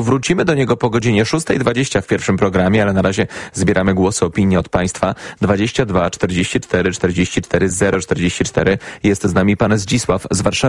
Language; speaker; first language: Polish; native; Polish